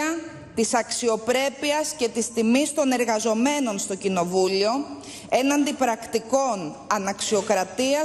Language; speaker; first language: Greek; native; Greek